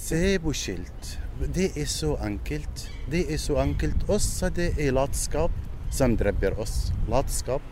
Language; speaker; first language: Norwegian; non-native, learner; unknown